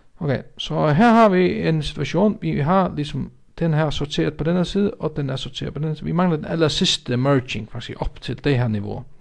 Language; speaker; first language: Danish; non-native, local second language; Faroese